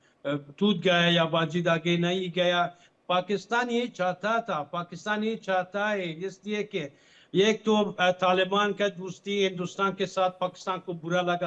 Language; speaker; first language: Hindi; non-native, fluent; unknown